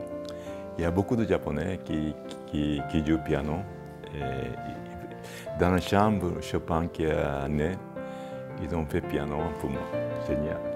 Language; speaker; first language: French; non-native, fluent; Japanese